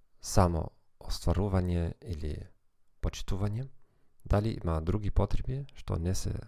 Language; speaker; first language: Macedonian; non-native, fluent; German